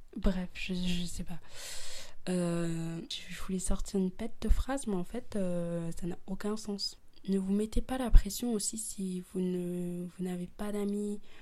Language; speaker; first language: French; early bilingual, other home language; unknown